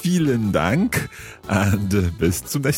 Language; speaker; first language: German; non-native, learner; English